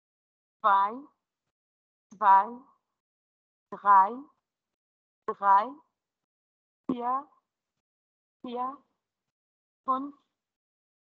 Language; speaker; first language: German; non-native, fluent; Arabic